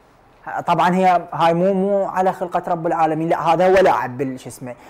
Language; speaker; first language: Arabic; native; Arabic